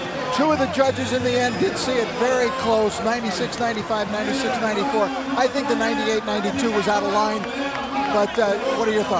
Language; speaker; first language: English; native; English